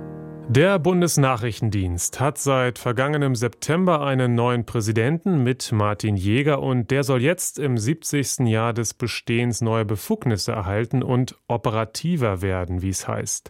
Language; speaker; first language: German; native; German